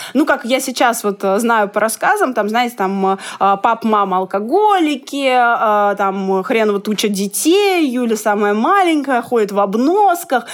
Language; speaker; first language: Russian; native; Russian